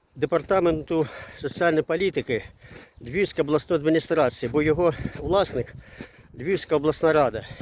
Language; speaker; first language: Ukrainian; non-native, local second language; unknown